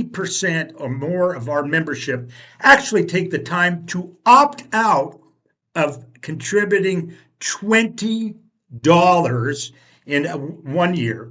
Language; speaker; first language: English; native; English